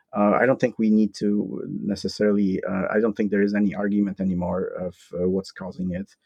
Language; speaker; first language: English; non-native, fluent; Polish